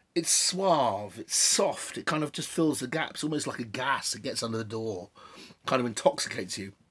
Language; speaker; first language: English; native; English